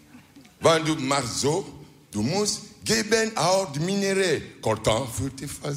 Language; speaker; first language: Dutch; non-native, learner; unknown